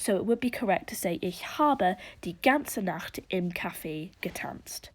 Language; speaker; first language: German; non-native, learner; English